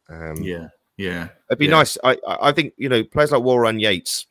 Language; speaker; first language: English; native; English